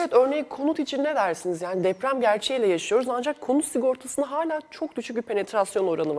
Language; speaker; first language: Turkish; native; Turkish